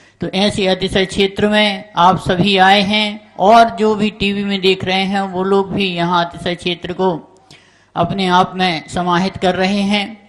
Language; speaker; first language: Hindi; native; Hindi